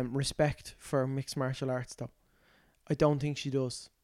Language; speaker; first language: English; native; English